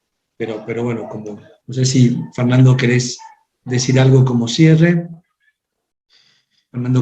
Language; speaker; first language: Spanish; native; Spanish